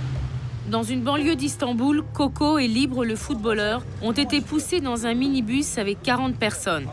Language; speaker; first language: French; native; French